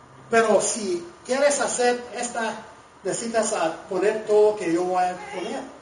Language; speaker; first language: Spanish; non-native, learner; English